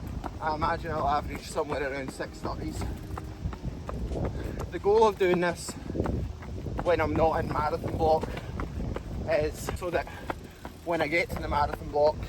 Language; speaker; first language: English; native; English